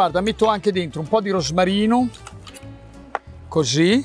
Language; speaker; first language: Italian; native; Italian